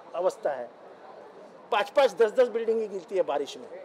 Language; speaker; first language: Hindi; non-native, local second language; Marathi